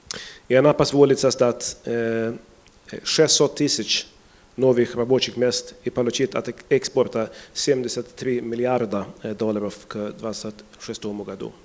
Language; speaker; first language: Russian; non-native, fluent; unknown